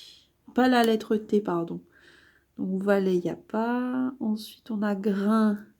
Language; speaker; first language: French; native; French